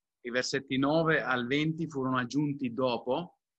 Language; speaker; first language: Italian; native; Italian